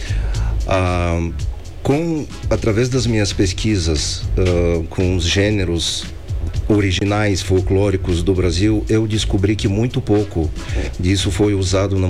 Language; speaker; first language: Portuguese; non-native, fluent; Bulgarian